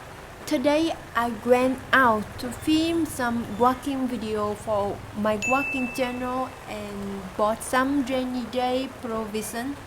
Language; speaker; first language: English; non-native, learner; Vietnamese